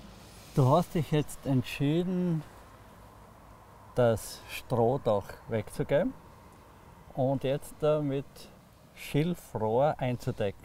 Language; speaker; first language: German; native; German